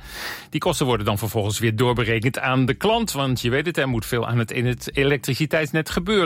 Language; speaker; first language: Dutch; native; Dutch